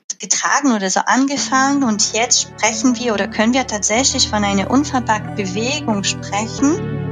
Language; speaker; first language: German; non-native, fluent; French